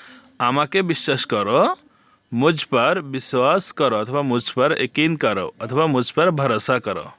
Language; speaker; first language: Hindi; non-native, fluent; Bangla